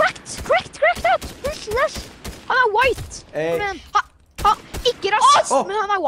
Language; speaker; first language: Norwegian; native; Norwegian